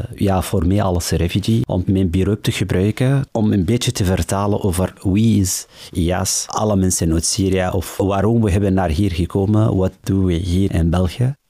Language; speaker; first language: Dutch; non-native, fluent; Arabic